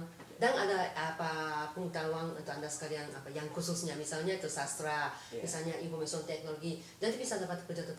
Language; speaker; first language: Indonesian; non-native, fluent; Japanese